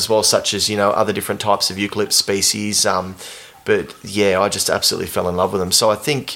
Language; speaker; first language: English; native; English